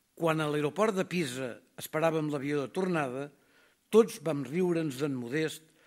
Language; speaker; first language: Catalan; native; Catalan